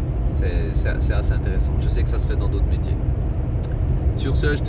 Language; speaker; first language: French; native; French